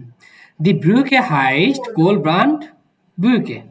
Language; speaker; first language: German; non-native, fluent; Bangla